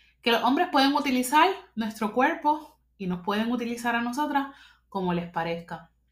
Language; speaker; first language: Spanish; native; Spanish